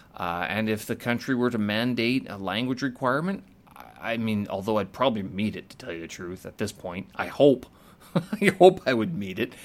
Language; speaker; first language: English; native; English